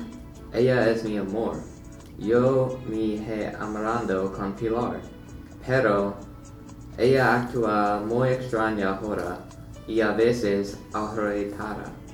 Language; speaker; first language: Spanish; non-native, learner; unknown